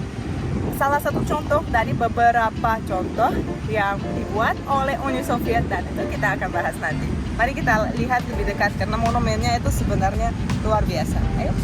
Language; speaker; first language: Indonesian; non-native, fluent; Russian